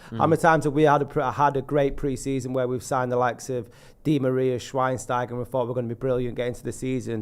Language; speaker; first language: English; native; English